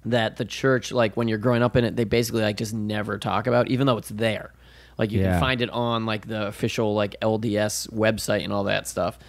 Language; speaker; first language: English; native; English